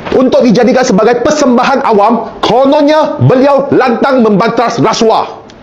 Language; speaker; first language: Malay; non-native, local second language; Chinese